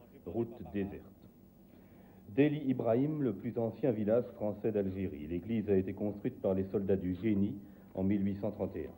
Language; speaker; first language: French; native; French